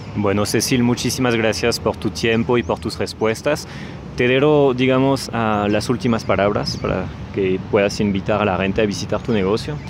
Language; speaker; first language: Spanish; non-native, fluent; French